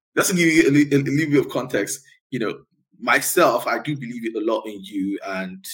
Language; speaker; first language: English; non-native, local second language; Yoruba